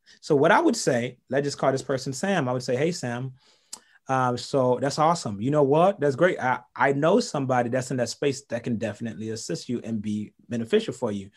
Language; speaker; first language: English; early bilingual, other home language; Haitian Creole